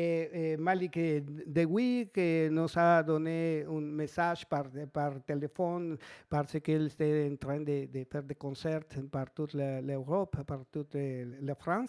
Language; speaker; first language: French; non-native, learner; Spanish